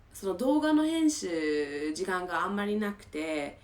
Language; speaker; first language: Japanese; non-native, fluent; English